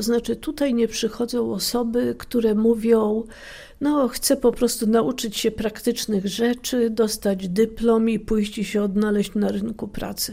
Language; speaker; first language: Polish; native; Polish